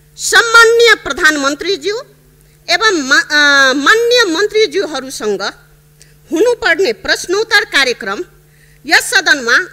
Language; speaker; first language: Nepali; non-native, local second language; Maithili